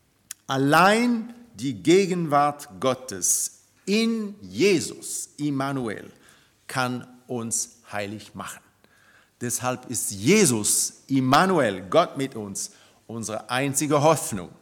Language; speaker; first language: German; non-native, fluent; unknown